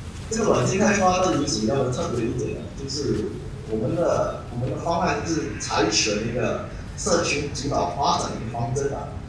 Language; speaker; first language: Chinese; non-native, fluent; English